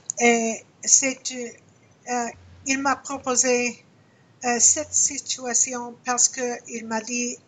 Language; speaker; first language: French; non-native, learner; English